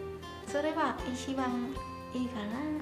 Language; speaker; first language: Japanese; non-native, learner; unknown